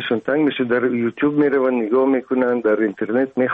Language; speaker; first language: Persian; non-native, local second language; Russian